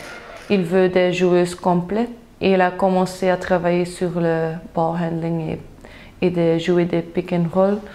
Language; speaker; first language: French; non-native, local second language; Dutch